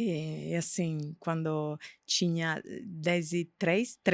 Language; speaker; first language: Portuguese; non-native, fluent; Italian